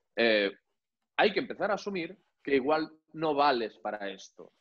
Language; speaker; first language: Spanish; native; Spanish